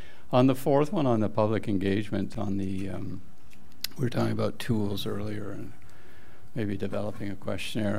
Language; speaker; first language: English; non-native, local second language; French